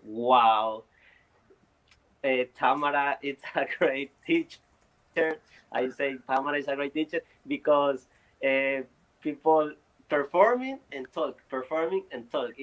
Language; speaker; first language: English; non-native, learner; Spanish